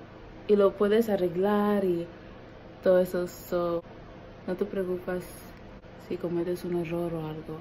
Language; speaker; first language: Spanish; early bilingual, heritage; Spanish